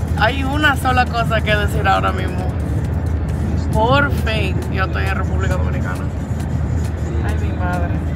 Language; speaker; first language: Spanish; non-native, fluent; English